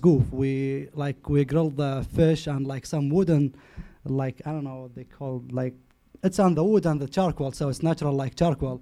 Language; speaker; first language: English; non-native, learner; Arabic